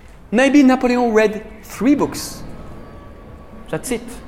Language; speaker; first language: English; non-native, fluent; French